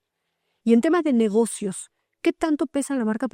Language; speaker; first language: Spanish; native; Spanish